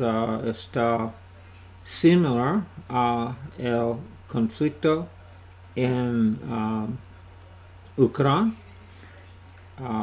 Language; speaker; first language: Spanish; non-native, learner; English